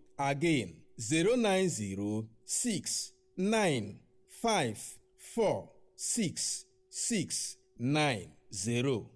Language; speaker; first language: Nigerian Pidgin; non-native, local second language; Yoruba